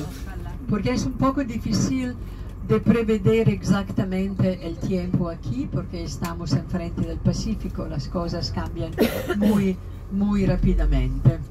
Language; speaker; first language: Spanish; non-native, fluent; Italian